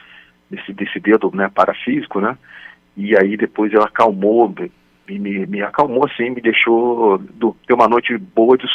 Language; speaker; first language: Portuguese; native; Portuguese